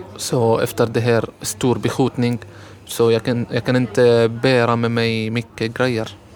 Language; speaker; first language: Swedish; non-native, learner; Arabic